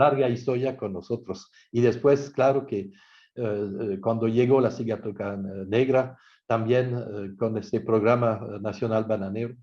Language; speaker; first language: Spanish; non-native, fluent; French